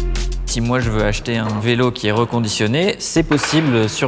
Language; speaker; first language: French; native; French